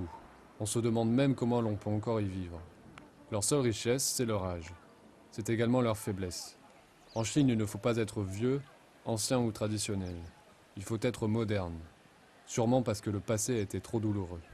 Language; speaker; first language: French; native; French